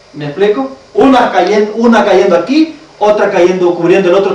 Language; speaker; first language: Spanish; native; Spanish